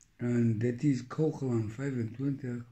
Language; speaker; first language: Dutch; non-native, learner; Persian